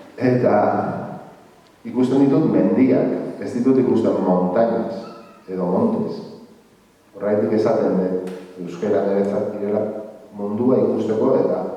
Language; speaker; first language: Basque; non-native, local second language; Spanish